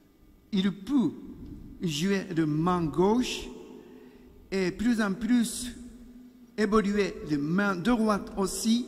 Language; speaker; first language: French; non-native, learner; Japanese